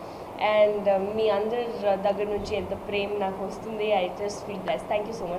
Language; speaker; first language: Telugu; non-native, local second language; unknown